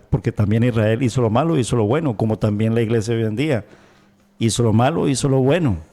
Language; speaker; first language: Spanish; native; Spanish